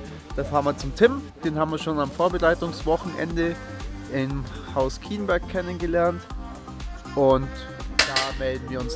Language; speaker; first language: German; native; German